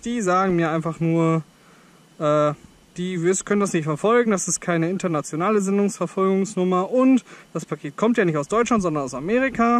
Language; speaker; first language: German; native; German